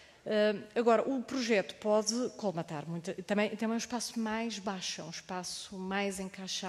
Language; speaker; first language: Portuguese; native; Portuguese